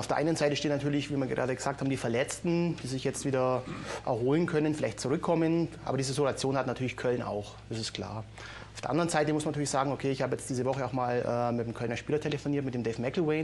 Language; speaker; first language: German; native; German